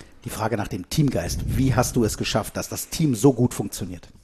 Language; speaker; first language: German; native; German